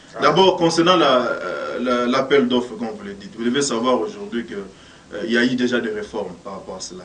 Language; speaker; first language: French; non-native, local second language; Lingala